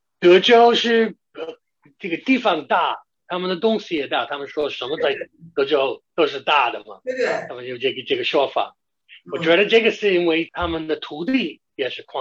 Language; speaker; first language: Chinese; non-native, fluent; English